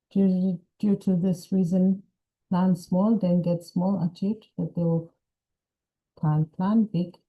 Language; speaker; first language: English; non-native, local second language; Amharic